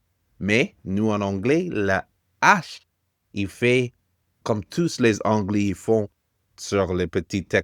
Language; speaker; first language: French; non-native, fluent; English